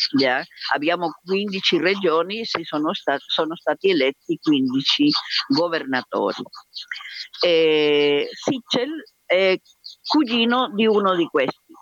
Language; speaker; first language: Italian; non-native, fluent; Spanish